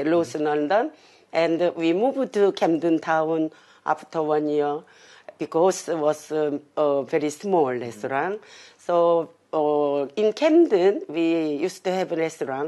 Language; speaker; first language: English; non-native, learner; Korean